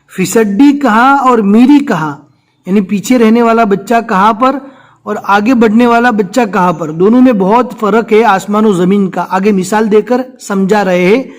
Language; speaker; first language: Urdu; non-native, local second language; Gujarati